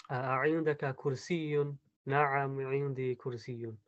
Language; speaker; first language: Arabic; non-native, learner; English